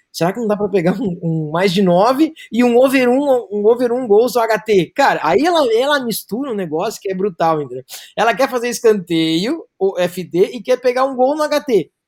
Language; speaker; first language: Portuguese; native; Portuguese